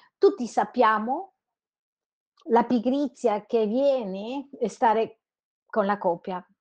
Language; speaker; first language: Italian; non-native, fluent; Spanish